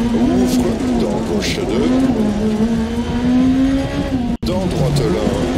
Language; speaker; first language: French; native; French